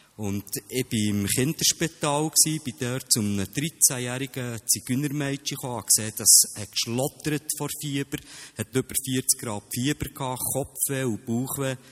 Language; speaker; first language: German; native; German